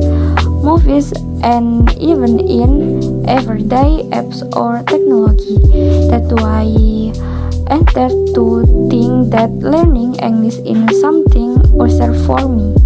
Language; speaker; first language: English; non-native, learner; Indonesian